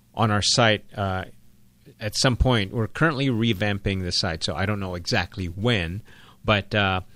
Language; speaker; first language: English; non-native, local second language; Filipino